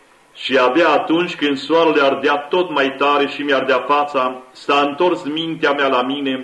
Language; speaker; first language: Romanian; native; Romanian